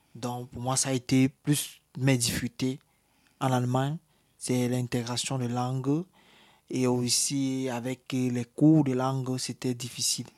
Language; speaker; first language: French; native; French